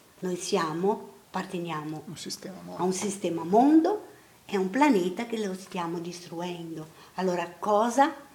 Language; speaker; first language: Italian; non-native, fluent; Portuguese